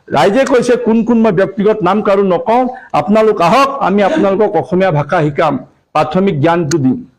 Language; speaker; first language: Assamese; non-native, local second language; Marwari